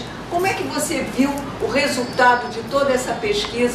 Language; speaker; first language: Portuguese; native; Portuguese